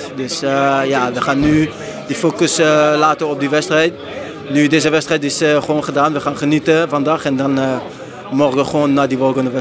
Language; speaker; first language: Dutch; non-native, fluent; French